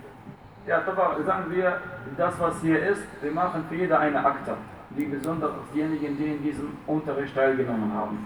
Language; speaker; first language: German; non-native, fluent; Arabic